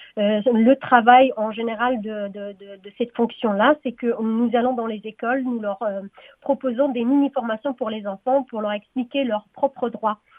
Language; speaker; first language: French; non-native, local second language; Arabic